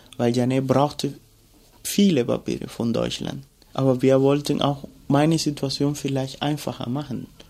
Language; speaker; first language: German; non-native, fluent; Spanish